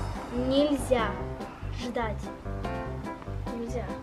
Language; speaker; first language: Russian; native; Russian